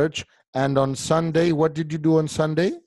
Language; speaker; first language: English; non-native, fluent; Spanish